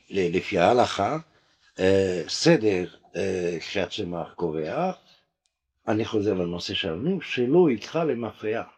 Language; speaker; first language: Hebrew; non-native, fluent; French